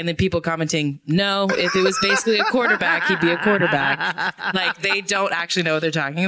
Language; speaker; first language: English; native; English